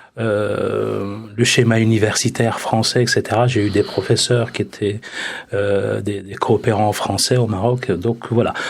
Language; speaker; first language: French; non-native, local second language; Arabic